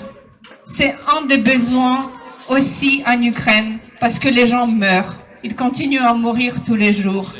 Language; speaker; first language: French; non-native, fluent; Ukrainian